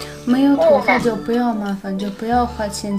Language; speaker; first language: Chinese; non-native, fluent; Russian